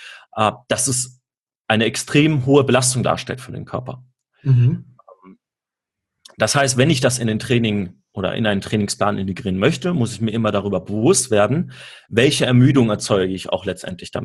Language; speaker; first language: German; native; German